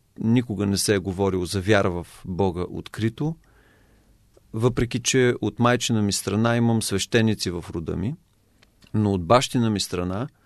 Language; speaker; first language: Bulgarian; native; Bulgarian